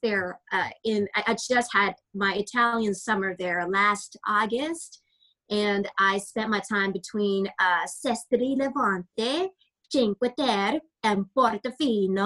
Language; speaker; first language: English; native; English